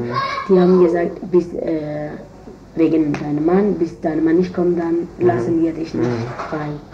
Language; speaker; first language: German; non-native, learner; Kurdish